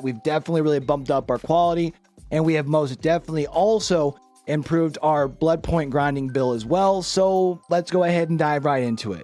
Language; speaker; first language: English; native; English